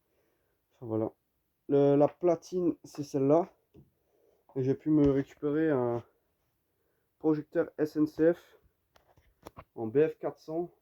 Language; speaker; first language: French; native; French